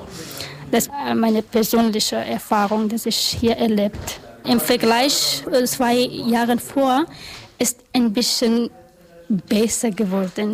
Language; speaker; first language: German; non-native, learner; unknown